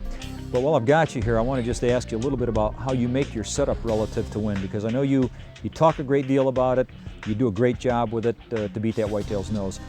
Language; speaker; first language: English; native; English